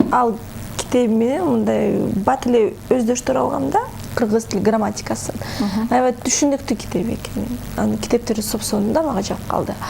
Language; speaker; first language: Kyrgyz; non-native, local second language; Russian